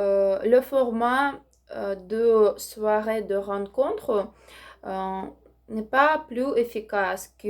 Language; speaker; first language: French; non-native, learner; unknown